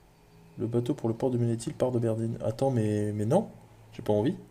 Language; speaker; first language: French; native; French